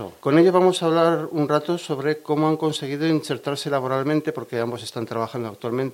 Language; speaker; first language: Spanish; native; Spanish